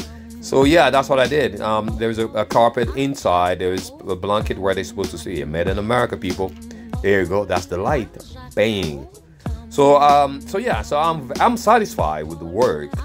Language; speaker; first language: English; non-native, fluent; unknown